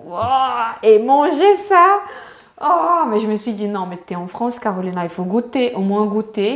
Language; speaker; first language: French; non-native, fluent; Portuguese